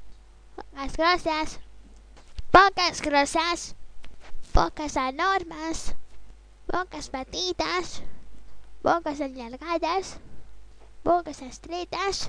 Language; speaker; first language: Spanish; non-native, local second language; Catalan